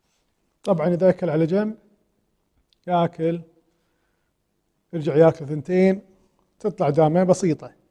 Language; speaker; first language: Arabic; native; Arabic